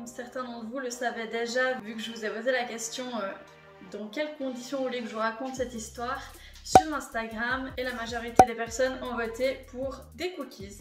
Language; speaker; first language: French; native; French